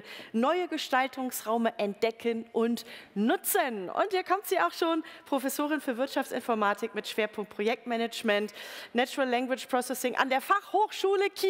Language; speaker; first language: German; native; German